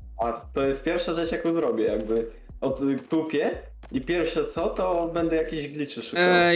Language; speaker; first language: Polish; native; Polish